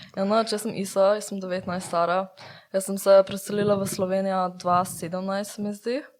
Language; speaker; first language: Slovenian; early bilingual, heritage; Slovenian